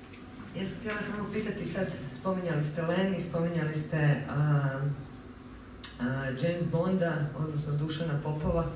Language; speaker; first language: Croatian; native; Croatian